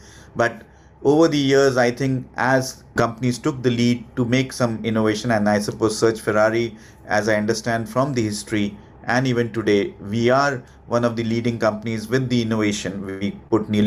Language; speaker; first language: English; non-native, local second language; Hindi